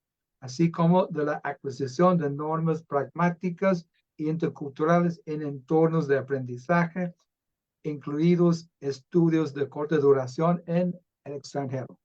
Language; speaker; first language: Spanish; non-native, fluent; English